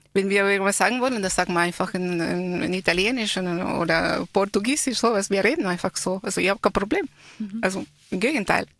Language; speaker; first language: German; non-native, fluent; Spanish